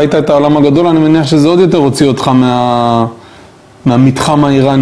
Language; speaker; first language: Hebrew; native; Hebrew